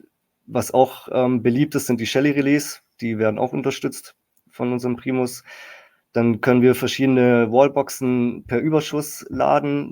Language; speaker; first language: German; native; German